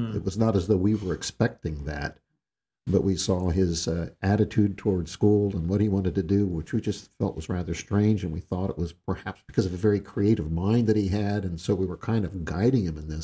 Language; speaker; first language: English; native; English